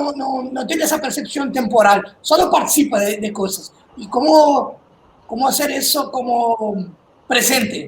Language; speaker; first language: Spanish; non-native, fluent; Portuguese